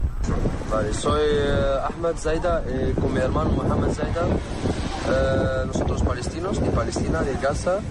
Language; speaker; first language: Spanish; non-native, learner; Arabic